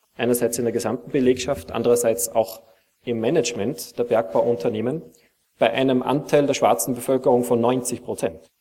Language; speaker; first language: German; native; German